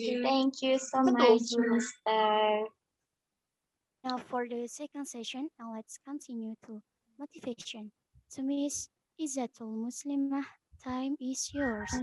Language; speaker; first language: English; non-native, learner; Indonesian